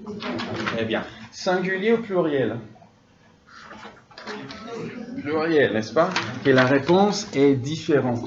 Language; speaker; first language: French; non-native, fluent; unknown